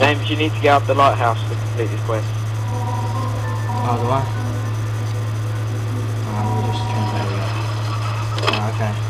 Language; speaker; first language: English; native; English